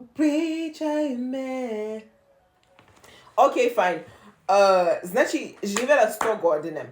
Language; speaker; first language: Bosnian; non-native, learner; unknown